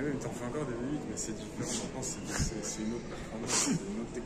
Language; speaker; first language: French; native; French